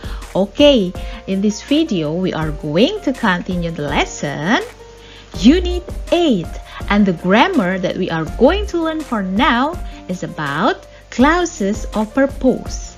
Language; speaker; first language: English; non-native, fluent; Indonesian